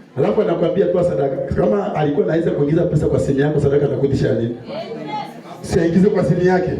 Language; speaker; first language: Swahili; non-native, local second language; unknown